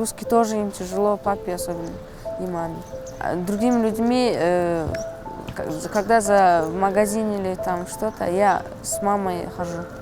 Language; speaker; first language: Russian; early bilingual, other home language; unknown